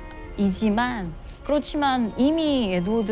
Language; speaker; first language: Korean; native; Korean